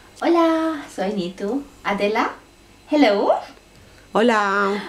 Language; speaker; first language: Spanish; non-native, fluent; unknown